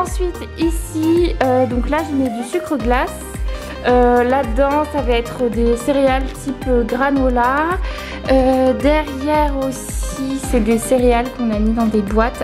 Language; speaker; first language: French; native; French